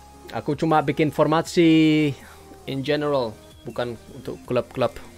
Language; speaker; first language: Indonesian; early bilingual, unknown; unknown